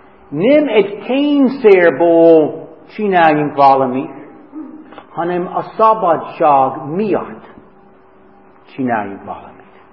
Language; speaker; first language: Hungarian; non-native, fluent; English